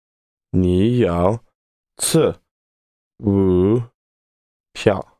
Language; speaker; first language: Chinese; non-native, learner; English